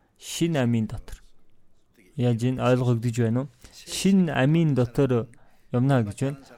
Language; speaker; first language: Mongolian; non-native, fluent; Korean